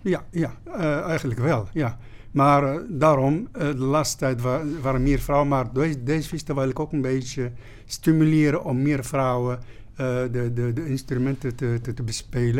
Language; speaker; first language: Dutch; non-native, fluent; Arabic